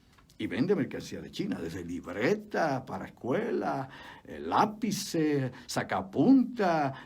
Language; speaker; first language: Spanish; native; Spanish